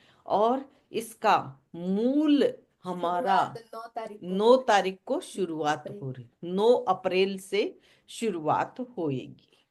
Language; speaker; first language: Hindi; native; Hindi